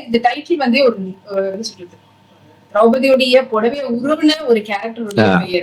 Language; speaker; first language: Tamil; native; Tamil